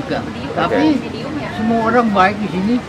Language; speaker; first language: Indonesian; non-native, learner; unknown